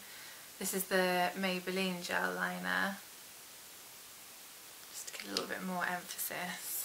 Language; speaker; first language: English; native; English